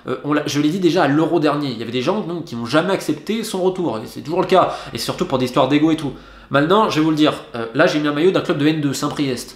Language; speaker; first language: French; native; French